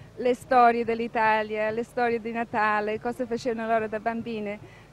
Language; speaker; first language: Italian; native; Italian